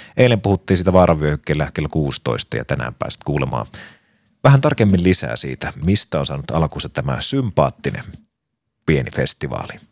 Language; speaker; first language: Finnish; native; Finnish